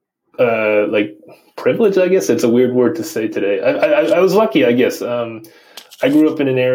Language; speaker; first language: English; native; English